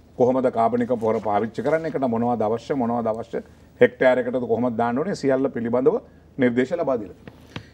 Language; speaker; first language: Sinhala; native; Sinhala